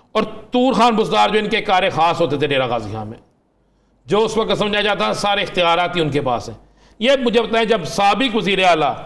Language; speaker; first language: Urdu; non-native, local second language; Punjabi